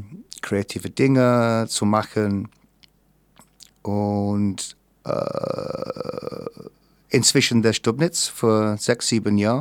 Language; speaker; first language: German; non-native, fluent; English